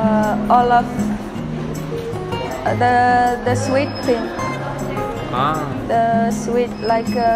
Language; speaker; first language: English; non-native, learner; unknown